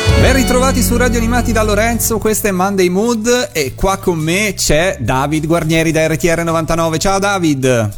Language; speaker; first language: Italian; native; Italian